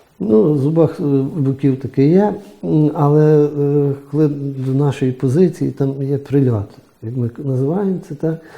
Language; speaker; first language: Ukrainian; native; Ukrainian